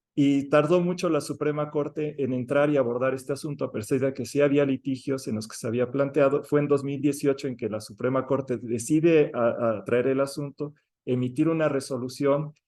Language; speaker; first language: Spanish; native; Spanish